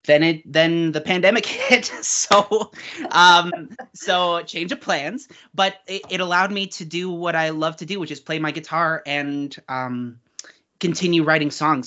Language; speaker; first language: English; native; English